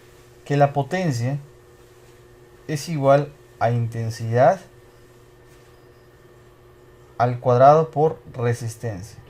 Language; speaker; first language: Spanish; native; Spanish